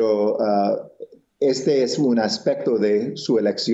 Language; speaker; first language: Spanish; non-native, local second language; English